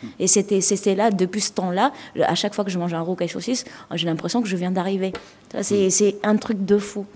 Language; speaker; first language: French; non-native, local second language; Malagasy